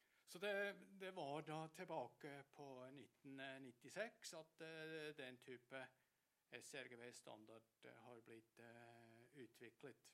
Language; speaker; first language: Norwegian; non-native, fluent; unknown